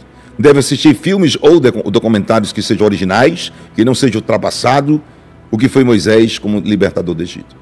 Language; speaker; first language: Portuguese; native; Portuguese